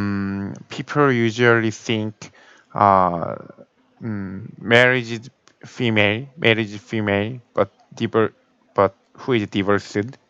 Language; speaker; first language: English; non-native, learner; Korean